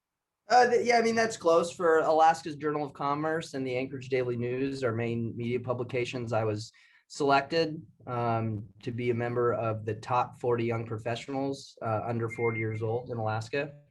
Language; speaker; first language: English; native; English